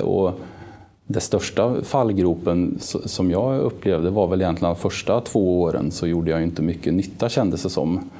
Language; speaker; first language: Swedish; native; Swedish